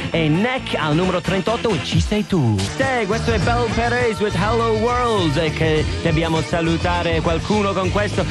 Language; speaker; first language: Italian; non-native, fluent; English